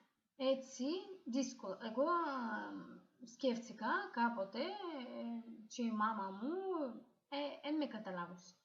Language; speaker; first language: Greek; non-native, fluent; Ukrainian